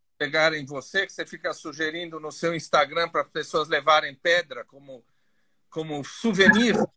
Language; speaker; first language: Portuguese; native; Portuguese